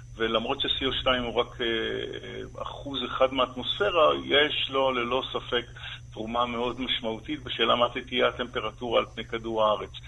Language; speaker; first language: Hebrew; native; Hebrew